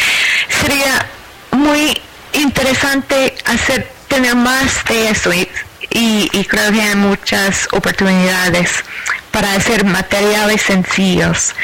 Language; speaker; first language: Spanish; non-native, fluent; English